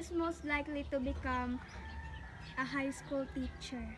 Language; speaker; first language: English; non-native, local second language; Filipino